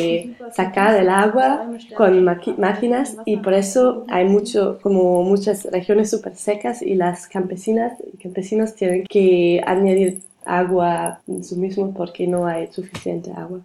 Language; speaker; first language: Spanish; non-native, learner; German